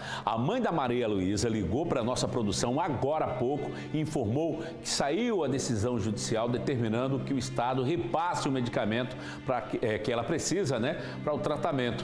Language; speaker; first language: Portuguese; native; Portuguese